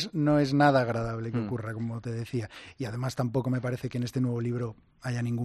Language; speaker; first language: Spanish; native; Spanish